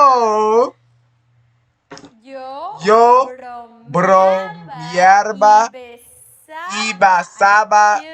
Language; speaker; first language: Spanish; non-native, learner; English